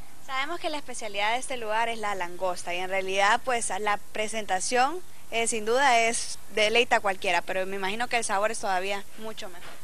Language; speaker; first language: Spanish; native; Spanish